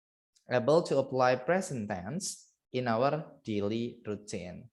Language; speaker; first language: English; non-native, learner; Indonesian